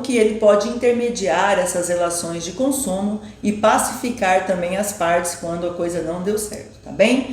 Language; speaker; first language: Portuguese; native; Portuguese